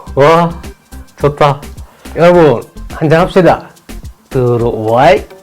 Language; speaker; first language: Korean; non-native, fluent; Sinhala